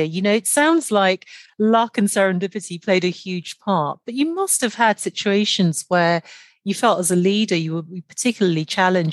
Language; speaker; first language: English; non-native, local second language; Yoruba